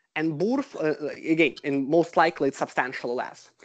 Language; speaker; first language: English; non-native, fluent; Russian